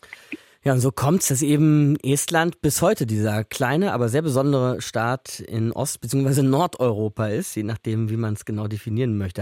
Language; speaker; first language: German; native; German